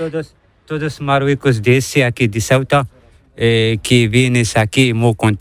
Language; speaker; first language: Spanish; non-native, learner; Arabic